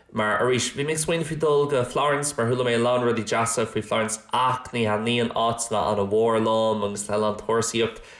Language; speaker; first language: Irish; non-native, local second language; English